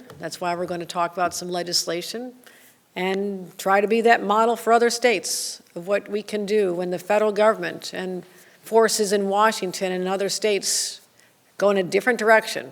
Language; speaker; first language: English; native; English